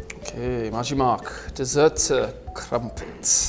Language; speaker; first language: Korean; non-native, learner; English